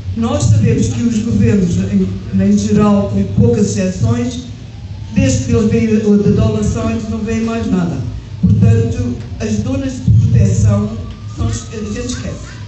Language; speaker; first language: Portuguese; early bilingual, heritage; English